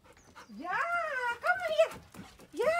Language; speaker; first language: Dutch; non-native, learner; Indonesian